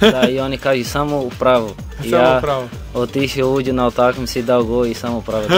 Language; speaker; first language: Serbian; non-native, learner; Portuguese